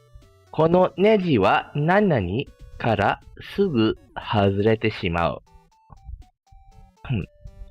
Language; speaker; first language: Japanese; non-native, fluent; Malay